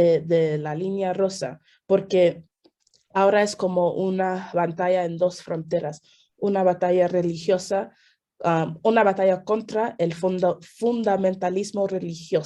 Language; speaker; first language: Spanish; early bilingual, heritage; Spanish